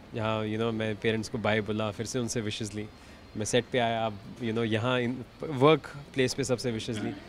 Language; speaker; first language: Hindi; native; Hindi